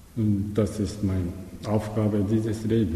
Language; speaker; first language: German; non-native, learner; Japanese